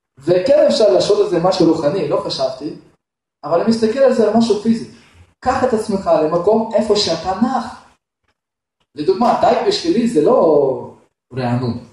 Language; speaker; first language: Hebrew; non-native, fluent; Russian